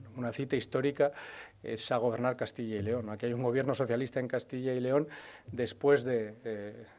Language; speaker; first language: Spanish; native; Spanish